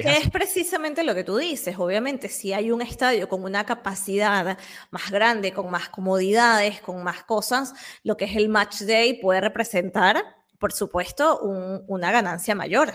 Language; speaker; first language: Spanish; native; Spanish